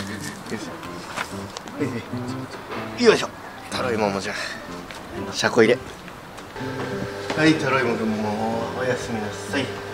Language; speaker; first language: Japanese; native; Japanese